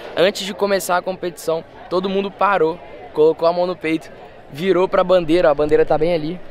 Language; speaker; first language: Portuguese; early bilingual, heritage; Portuguese